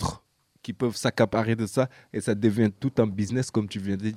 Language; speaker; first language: French; native; French